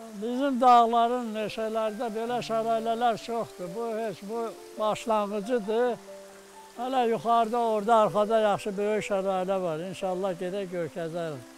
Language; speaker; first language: Azerbaijani; non-native, local second language; Avaric